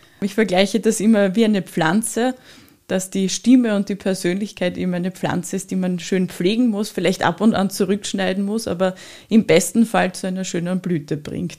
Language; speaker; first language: German; native; German